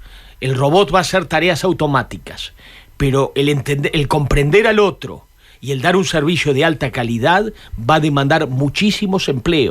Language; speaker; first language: Spanish; native; Spanish